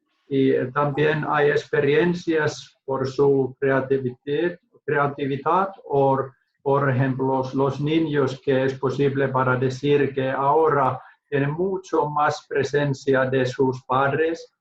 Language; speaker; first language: Spanish; non-native, learner; Finnish